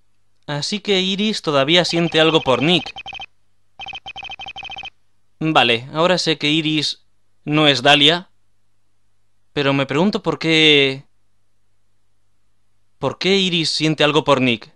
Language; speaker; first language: Spanish; native; Spanish